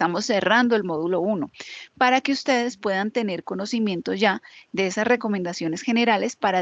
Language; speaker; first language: Spanish; native; Spanish